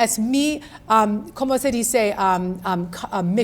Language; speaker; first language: Spanish; non-native, learner; English